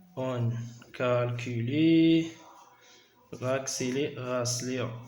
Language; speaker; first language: French; non-native, local second language; Arabic